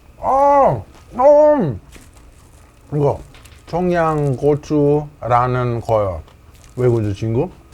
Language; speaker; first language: Korean; non-native, learner; Italian